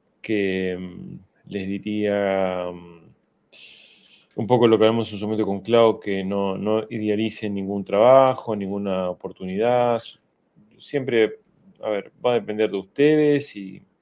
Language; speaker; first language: Spanish; native; Spanish